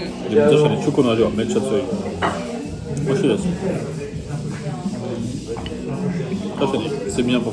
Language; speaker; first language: Japanese; non-native, fluent; French